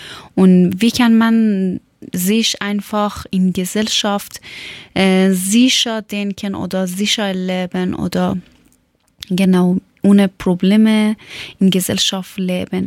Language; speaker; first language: German; non-native, learner; Persian